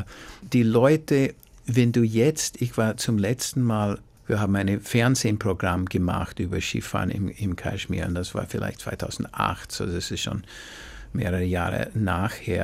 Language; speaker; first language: German; non-native, fluent; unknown